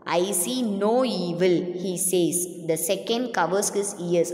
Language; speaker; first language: English; non-native, local second language; Tamil